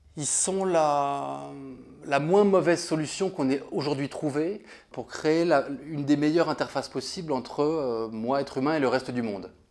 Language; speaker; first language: French; native; French